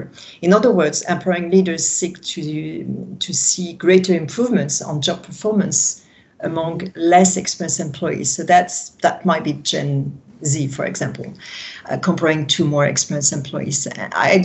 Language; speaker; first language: English; non-native, fluent; French